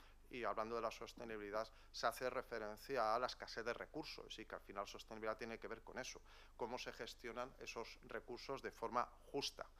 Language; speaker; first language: Spanish; native; Spanish